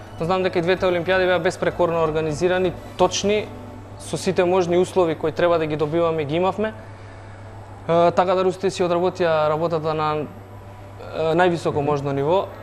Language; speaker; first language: Macedonian; native; Macedonian